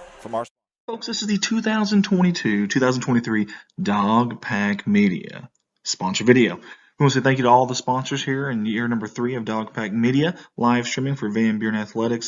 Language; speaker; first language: English; native; English